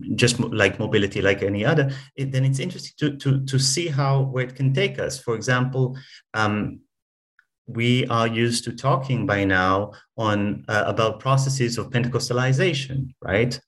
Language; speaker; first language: English; non-native, fluent; Hebrew